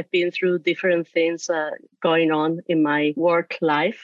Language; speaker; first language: English; non-native, fluent; Spanish